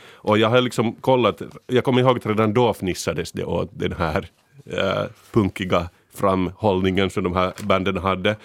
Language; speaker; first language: Swedish; native; Swedish